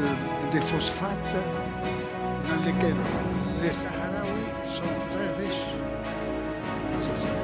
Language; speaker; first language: French; non-native, fluent; Spanish